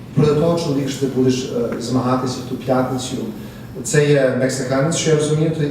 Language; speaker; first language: Ukrainian; early bilingual, heritage; Ukrainian